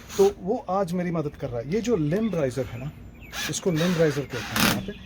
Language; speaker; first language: Hindi; non-native, local second language; Tamil